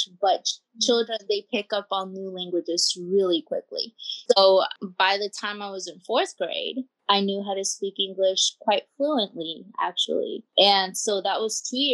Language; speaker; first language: English; early bilingual, other home language; Spanish